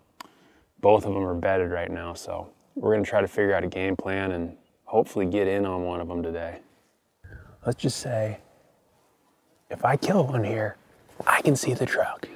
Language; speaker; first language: English; native; English